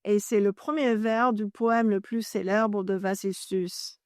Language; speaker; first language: French; non-native, fluent; English